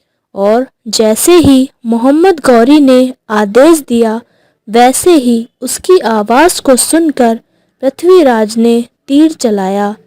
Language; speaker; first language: Hindi; native; Hindi